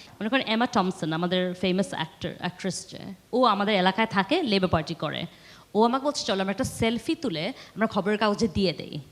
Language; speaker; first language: Bangla; early bilingual, heritage; Bangla